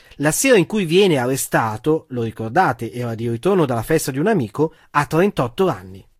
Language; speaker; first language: Italian; native; Italian